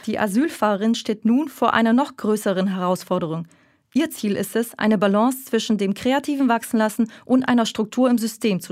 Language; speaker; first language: German; native; German